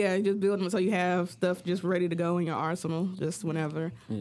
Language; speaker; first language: English; native; English